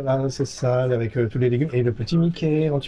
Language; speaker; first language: French; native; French